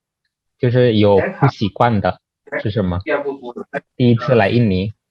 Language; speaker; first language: Chinese; non-native, fluent; Indonesian